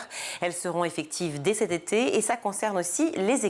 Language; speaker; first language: French; native; French